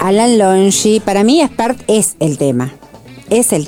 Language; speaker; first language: Spanish; native; Spanish